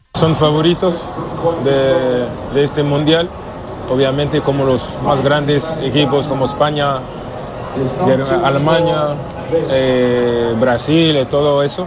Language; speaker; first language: Spanish; non-native, fluent; French